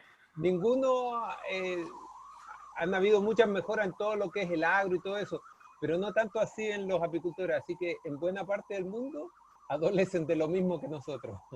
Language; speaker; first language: Spanish; native; Spanish